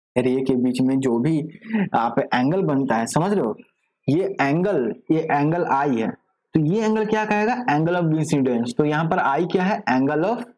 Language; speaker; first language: Hindi; native; Hindi